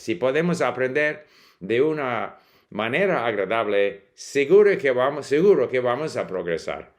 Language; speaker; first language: Spanish; non-native, fluent; English